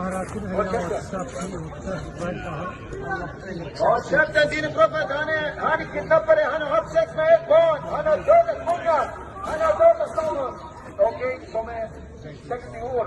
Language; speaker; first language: Swedish; non-native, learner; Tajik